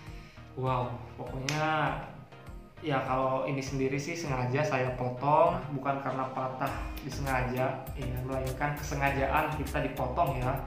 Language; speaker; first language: Indonesian; native; Indonesian